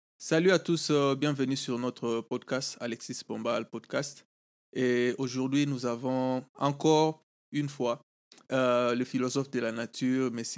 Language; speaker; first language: French; non-native, local second language; Lingala